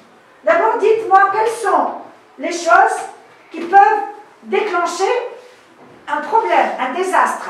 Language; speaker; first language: French; non-native, local second language; Arabic